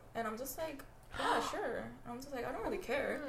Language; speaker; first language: English; native; English